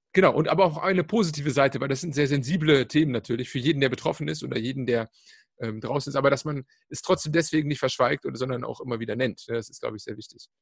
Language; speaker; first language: German; native; German